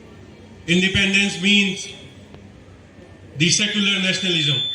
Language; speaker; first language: English; non-native, local second language; Hindi